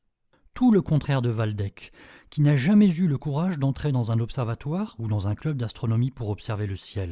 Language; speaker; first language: French; native; French